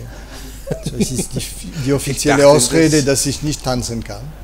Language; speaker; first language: German; non-native, fluent; French